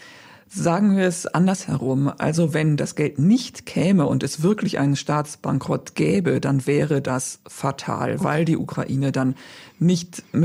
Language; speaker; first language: German; native; German